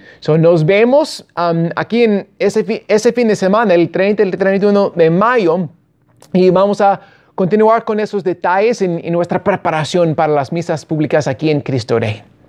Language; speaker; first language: Spanish; non-native, fluent; English